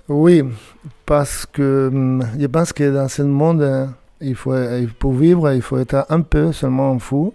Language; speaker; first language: French; non-native, fluent; Spanish